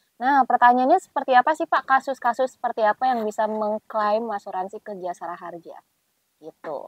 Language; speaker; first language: Indonesian; native; Indonesian